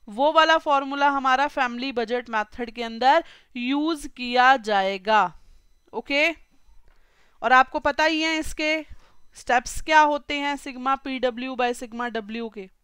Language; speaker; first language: Hindi; native; Hindi